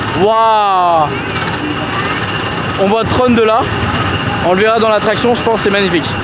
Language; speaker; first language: French; native; French